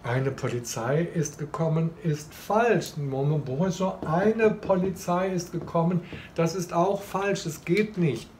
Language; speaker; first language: German; non-native, fluent; Chinese